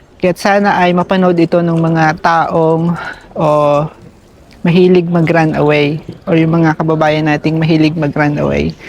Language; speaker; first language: Filipino; native; Filipino